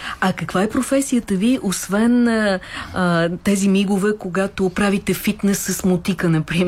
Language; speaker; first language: Bulgarian; native; Bulgarian